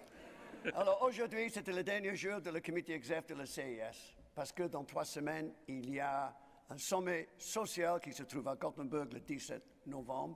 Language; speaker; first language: French; non-native, fluent; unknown